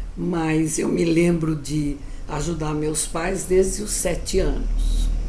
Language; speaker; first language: Portuguese; early bilingual, other home language; Yiddish